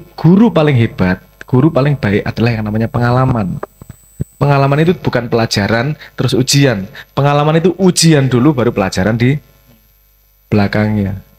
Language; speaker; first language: Indonesian; native; Indonesian